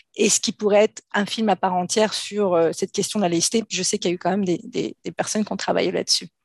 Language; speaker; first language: French; native; French